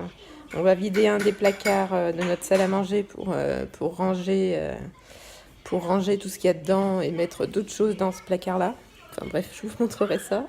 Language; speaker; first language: French; native; French